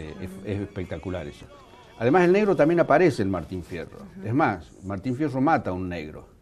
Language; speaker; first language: Spanish; native; Spanish